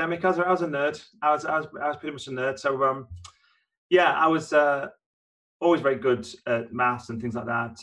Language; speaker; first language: English; native; English